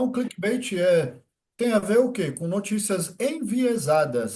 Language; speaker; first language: Portuguese; native; Portuguese